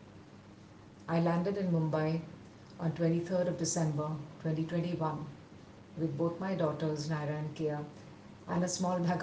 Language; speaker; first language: English; non-native, local second language; Telugu